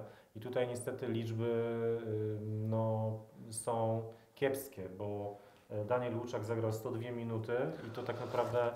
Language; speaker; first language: Polish; native; Polish